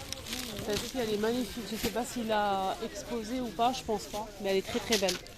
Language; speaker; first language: French; native; French